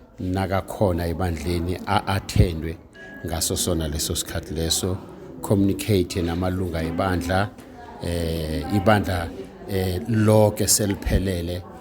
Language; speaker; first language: Zulu; non-native, local second language; South Ndebele